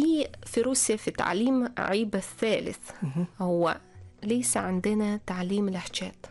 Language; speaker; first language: Arabic; non-native, fluent; Russian